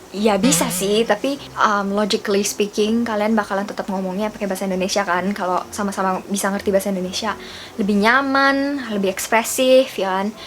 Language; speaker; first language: Indonesian; native; Indonesian